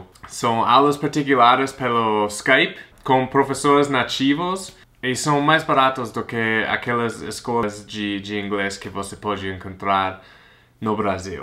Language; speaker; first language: Portuguese; non-native, fluent; English